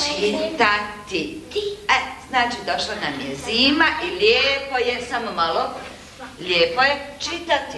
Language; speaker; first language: Serbian; native; Serbian